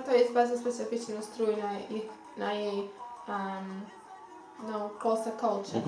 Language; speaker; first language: Polish; non-native, learner; Xhosa